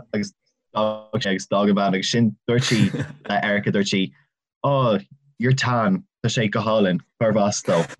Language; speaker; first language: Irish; non-native, local second language; English